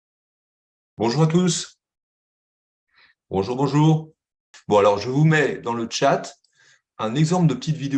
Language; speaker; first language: French; native; French